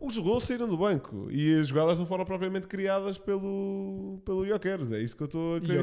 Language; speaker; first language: Portuguese; native; Portuguese